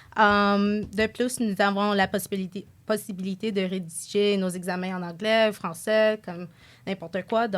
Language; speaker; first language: French; non-native, local second language; English